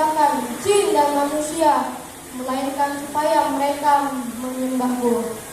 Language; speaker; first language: Indonesian; native; Indonesian